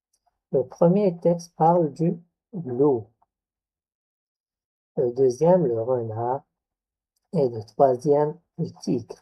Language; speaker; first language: French; non-native, local second language; Arabic